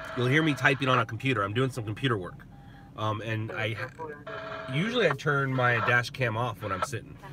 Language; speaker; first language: English; native; English